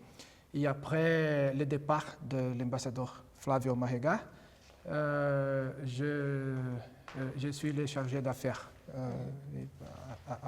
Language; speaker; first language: French; non-native, fluent; Portuguese